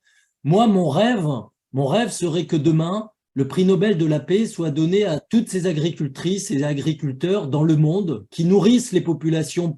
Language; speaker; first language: French; native; French